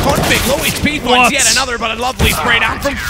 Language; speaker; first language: English; native; English